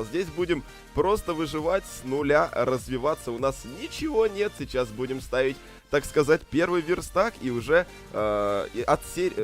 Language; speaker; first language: Russian; native; Russian